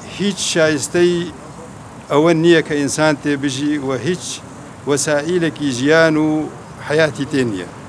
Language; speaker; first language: Central Kurdish; non-native, local second language; Kurdish